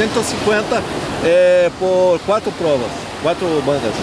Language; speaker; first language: Italian; non-native, learner; Portuguese